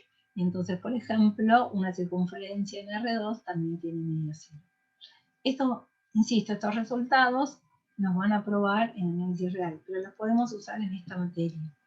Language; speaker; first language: Spanish; native; Spanish